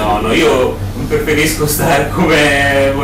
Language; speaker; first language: Italian; non-native, learner; Bangla